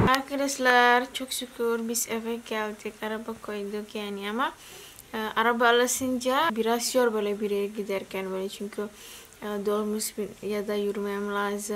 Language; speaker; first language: Turkish; non-native, learner; Indonesian